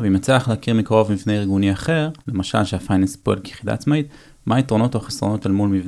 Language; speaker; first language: Hebrew; native; Hebrew